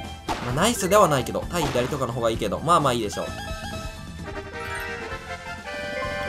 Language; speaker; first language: Japanese; native; Japanese